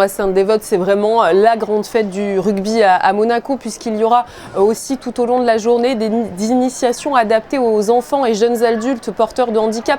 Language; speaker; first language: French; native; French